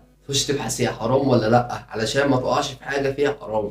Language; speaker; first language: Arabic; native; Arabic